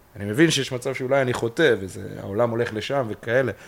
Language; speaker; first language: Hebrew; native; Hebrew